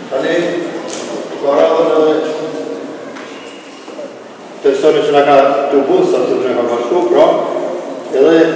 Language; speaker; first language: Albanian; native; Albanian